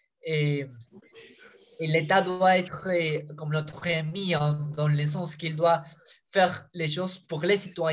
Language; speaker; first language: French; non-native, fluent; Spanish